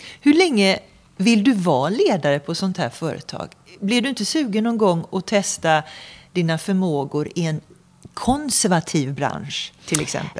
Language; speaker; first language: Swedish; native; Swedish